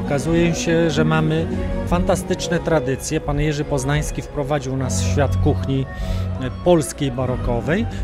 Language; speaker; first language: Polish; native; Polish